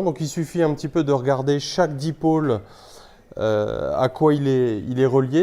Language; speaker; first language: French; native; French